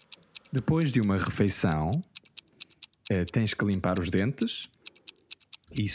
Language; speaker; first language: Portuguese; early bilingual, heritage; Portuguese